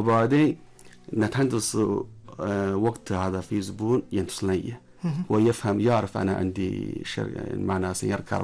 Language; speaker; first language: Arabic; non-native, learner; Chinese